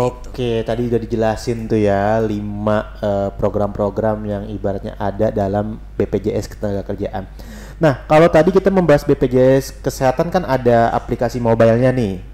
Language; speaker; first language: Indonesian; native; Indonesian